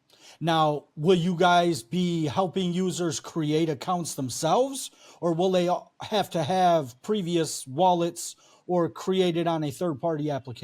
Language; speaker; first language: English; native; English